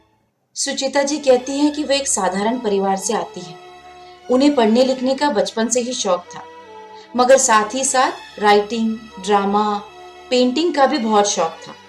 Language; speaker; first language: Hindi; native; Hindi